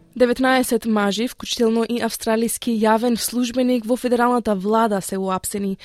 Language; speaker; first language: Macedonian; native; Macedonian